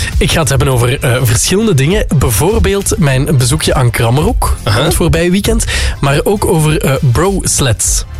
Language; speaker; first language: Dutch; native; Dutch